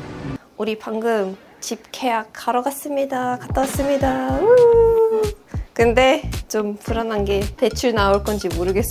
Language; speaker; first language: Korean; non-native, fluent; Swedish